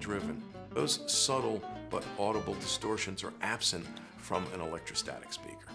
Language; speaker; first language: English; native; English